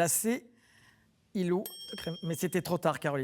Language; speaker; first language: French; native; French